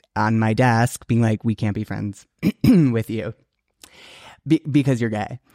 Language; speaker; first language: English; native; English